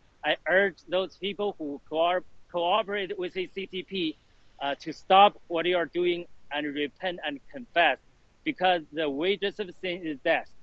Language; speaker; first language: English; non-native, fluent; Chinese